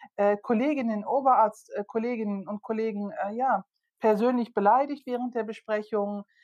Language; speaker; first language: German; early bilingual, other home language; Turkish